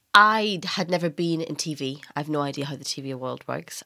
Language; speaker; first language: English; native; English